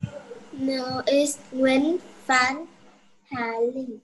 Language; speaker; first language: English; non-native, learner; Vietnamese